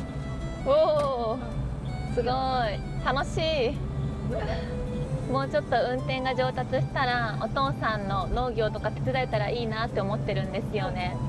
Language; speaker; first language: Japanese; native; Japanese